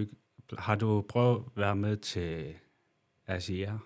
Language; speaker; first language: Danish; non-native, local second language; Kalaallisut